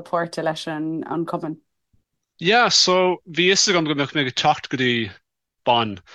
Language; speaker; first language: Irish; non-native, local second language; English